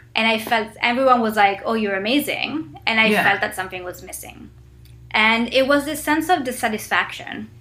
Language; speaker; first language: English; non-native, fluent; Italian